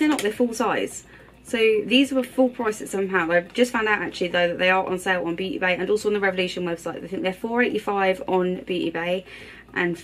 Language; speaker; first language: English; native; English